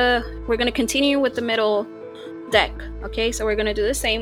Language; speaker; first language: English; non-native, fluent; Spanish